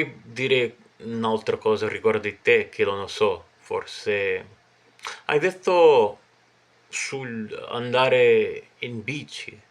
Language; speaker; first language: Italian; non-native, fluent; Portuguese